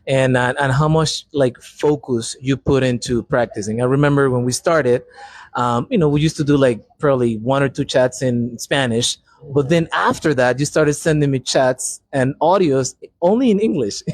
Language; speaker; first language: English; non-native, fluent; Spanish